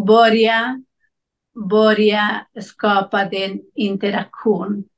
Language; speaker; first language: Swedish; non-native, learner; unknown